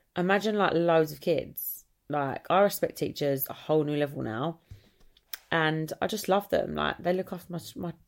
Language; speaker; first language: English; native; English